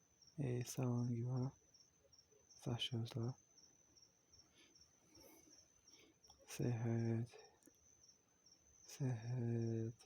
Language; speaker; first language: French; non-native, learner; Portuguese